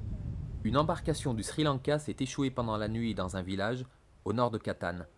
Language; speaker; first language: French; native; French